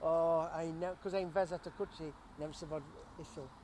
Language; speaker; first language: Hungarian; non-native, learner; English